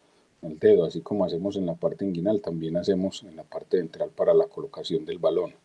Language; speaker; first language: Spanish; native; Spanish